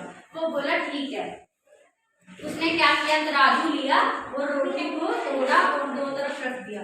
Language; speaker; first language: Hindi; native; Hindi